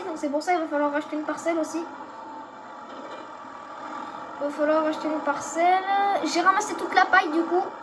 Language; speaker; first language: French; native; French